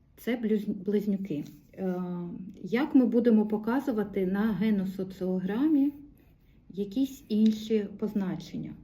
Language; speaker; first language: Ukrainian; non-native, local second language; Russian